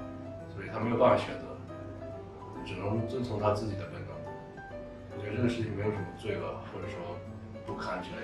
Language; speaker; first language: Chinese; native; Chinese